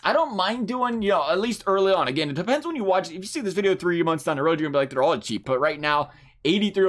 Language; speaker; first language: English; native; English